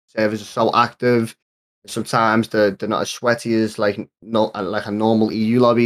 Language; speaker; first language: English; native; English